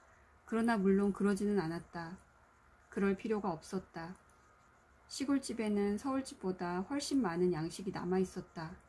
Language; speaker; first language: Korean; native; Korean